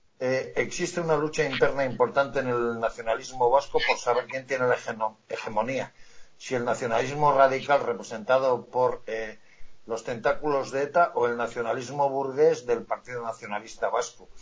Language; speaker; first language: Spanish; non-native, local second language; Basque